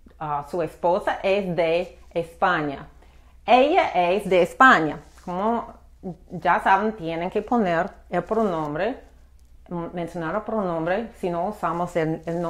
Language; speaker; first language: Spanish; non-native, fluent; English